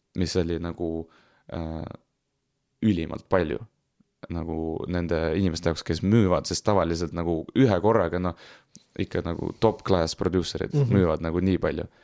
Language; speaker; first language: Estonian; non-native, local second language; Russian